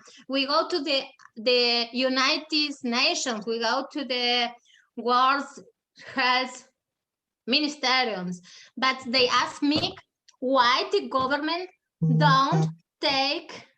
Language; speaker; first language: English; non-native, learner; German